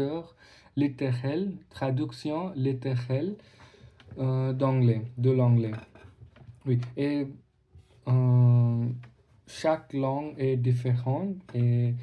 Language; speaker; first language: French; non-native, learner; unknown